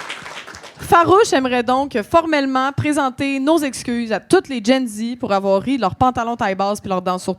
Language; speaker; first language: French; native; French